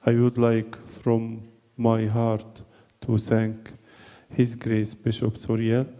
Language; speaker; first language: English; non-native, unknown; Arabic